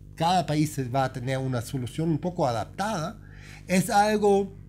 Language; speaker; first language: Spanish; non-native, fluent; German